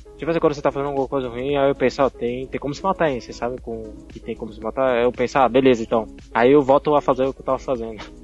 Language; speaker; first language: Portuguese; native; Portuguese